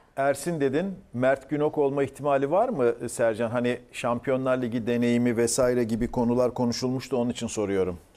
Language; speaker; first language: Turkish; native; Turkish